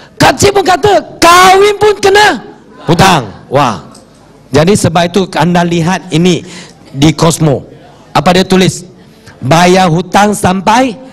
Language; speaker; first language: Malay; non-native, local second language; Chinese